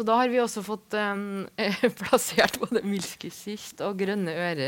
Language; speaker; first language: Norwegian; native; Norwegian